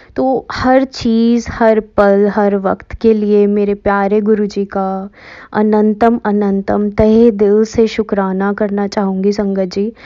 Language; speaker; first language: Hindi; native; Hindi